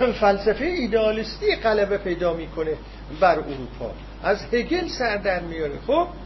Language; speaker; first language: Persian; non-native, local second language; Azerbaijani